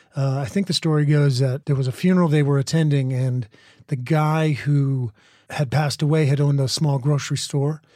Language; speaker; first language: English; native; English